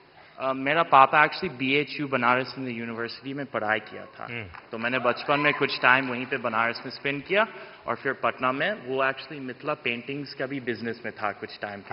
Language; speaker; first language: Hindi; early bilingual, other home language; English